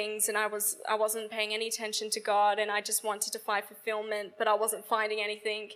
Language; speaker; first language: English; native; English